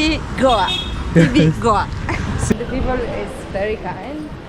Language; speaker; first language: English; non-native, learner; Russian